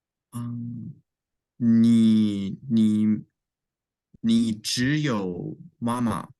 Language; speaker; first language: Chinese; non-native, learner; English